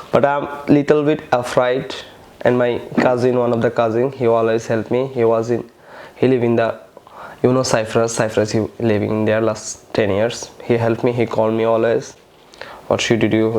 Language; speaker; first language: English; non-native, local second language; Bangla